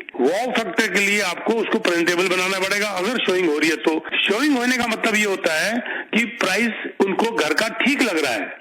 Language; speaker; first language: Hindi; native; Hindi